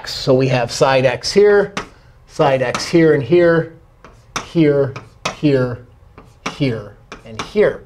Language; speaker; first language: English; native; English